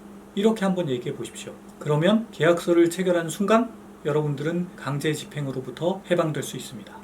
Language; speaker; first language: Korean; native; Korean